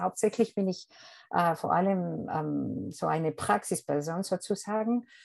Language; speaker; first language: German; non-native, fluent; Spanish